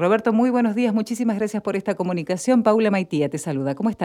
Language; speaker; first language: Spanish; native; Spanish